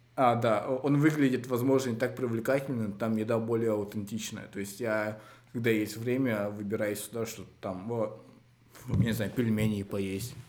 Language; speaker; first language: Russian; native; Russian